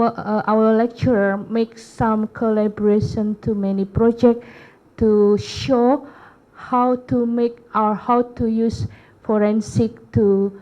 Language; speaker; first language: English; non-native, learner; Indonesian